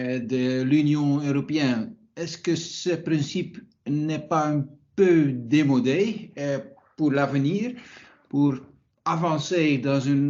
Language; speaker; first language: French; non-native, fluent; Dutch